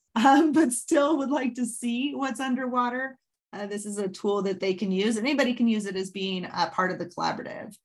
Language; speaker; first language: English; native; English